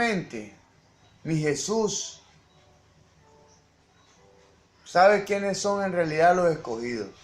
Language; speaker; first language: Spanish; native; Spanish